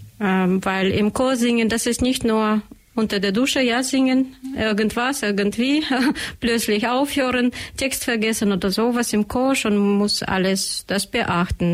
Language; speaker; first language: German; non-native, learner; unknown